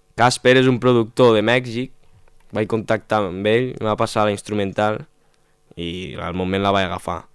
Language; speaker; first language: Catalan; non-native, local second language; Spanish